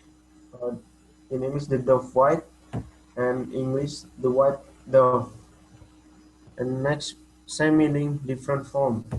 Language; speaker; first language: English; non-native, learner; Indonesian